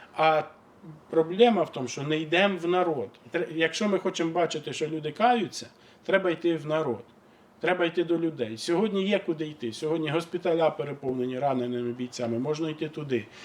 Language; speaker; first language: Ukrainian; native; Ukrainian